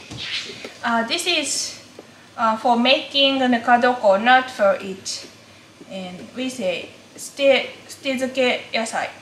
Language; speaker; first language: English; non-native, learner; Japanese